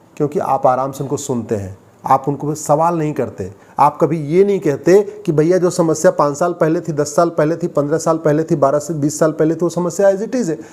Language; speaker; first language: Hindi; native; Hindi